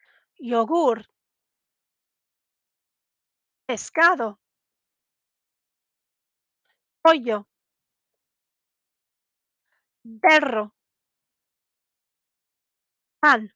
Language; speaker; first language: Spanish; non-native, fluent; English